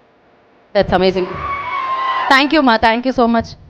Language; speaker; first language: Telugu; native; Telugu